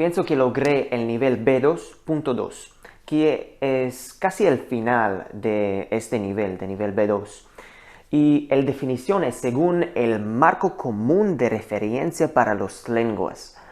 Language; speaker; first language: Spanish; non-native, learner; Hebrew